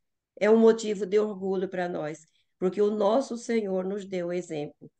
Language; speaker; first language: Portuguese; native; Portuguese